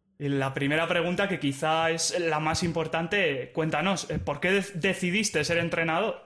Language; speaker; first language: Spanish; native; Spanish